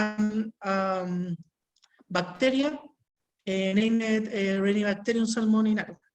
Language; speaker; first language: English; non-native, learner; Spanish